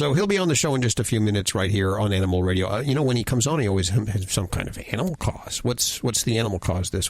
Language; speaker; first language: English; native; English